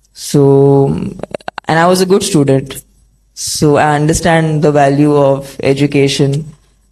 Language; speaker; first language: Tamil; non-native, fluent; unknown